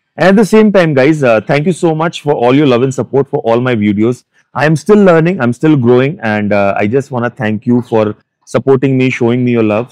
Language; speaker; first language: Hindi; native; Hindi